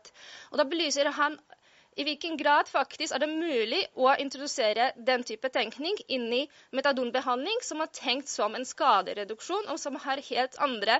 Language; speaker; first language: Norwegian; non-native, fluent; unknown